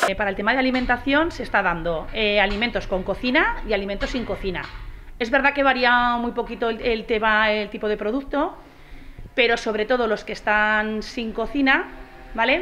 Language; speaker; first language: Spanish; native; Spanish